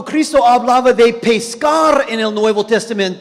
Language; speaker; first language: Spanish; non-native, fluent; English